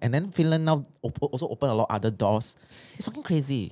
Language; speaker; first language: English; non-native, local second language; Chinese